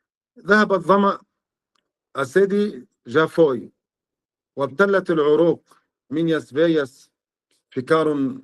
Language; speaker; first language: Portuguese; non-native, fluent; Arabic